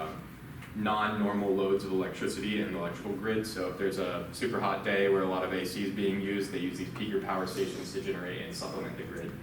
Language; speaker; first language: English; native; English